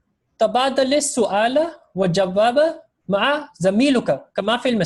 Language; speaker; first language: Arabic; non-native, fluent; Hindi